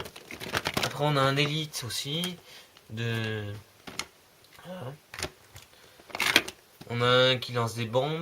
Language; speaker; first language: French; native; French